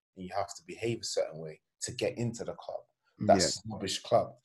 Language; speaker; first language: English; non-native, fluent; Swedish